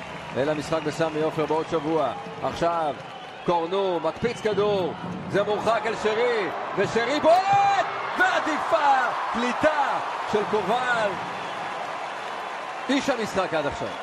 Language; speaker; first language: Hebrew; native; Hebrew